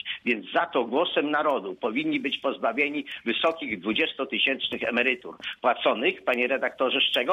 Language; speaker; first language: Polish; native; Polish